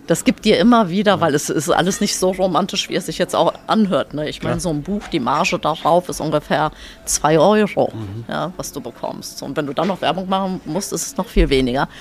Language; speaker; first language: German; early bilingual, other home language; Polish